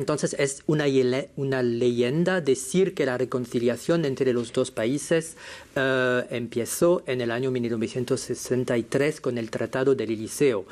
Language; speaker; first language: Spanish; non-native, fluent; French